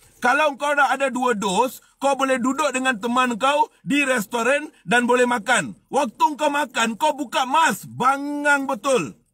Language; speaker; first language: Malay; non-native, local second language; Tamil